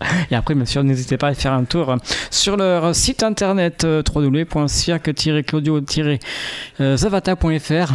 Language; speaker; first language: French; native; French